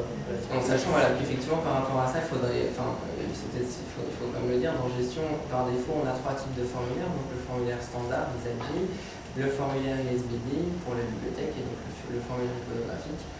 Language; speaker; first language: French; native; French